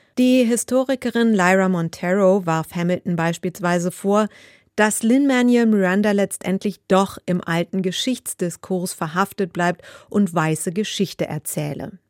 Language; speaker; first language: German; native; German